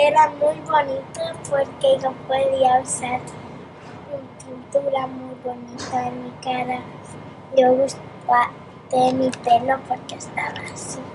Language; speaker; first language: Spanish; early bilingual, heritage; Spanish